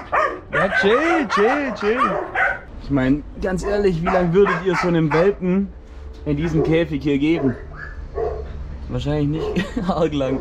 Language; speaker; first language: German; native; German